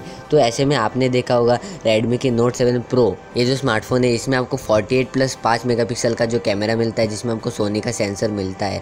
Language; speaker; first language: Hindi; native; Hindi